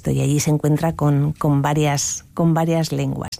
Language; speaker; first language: Spanish; native; Spanish